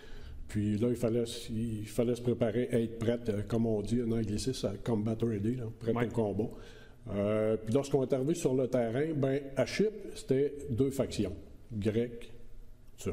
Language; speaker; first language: French; native; French